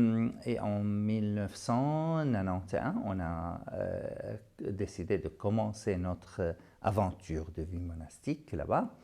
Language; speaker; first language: French; non-native, fluent; Arabic